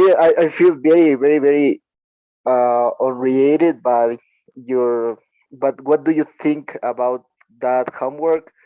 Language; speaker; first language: English; non-native, learner; Spanish